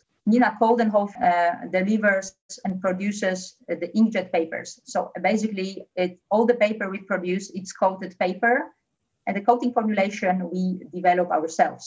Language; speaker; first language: English; non-native, fluent; Polish